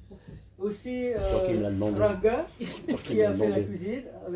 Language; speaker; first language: French; non-native, fluent; Indonesian